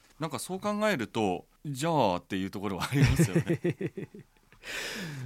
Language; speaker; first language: Japanese; native; Japanese